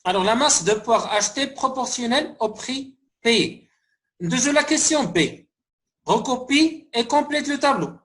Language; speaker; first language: French; non-native, local second language; Arabic